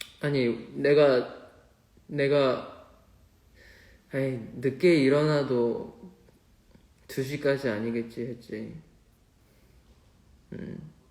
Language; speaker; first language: Korean; non-native, fluent; Chinese